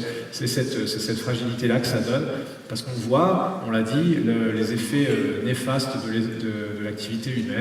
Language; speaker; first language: French; native; French